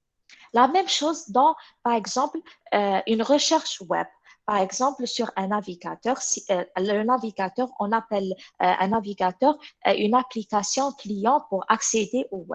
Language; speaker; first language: French; non-native, local second language; Arabic